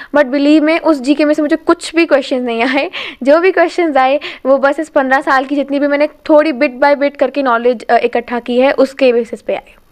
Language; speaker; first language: Hindi; native; Hindi